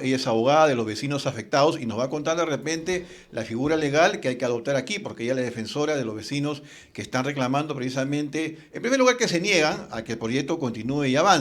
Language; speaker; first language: Spanish; native; Spanish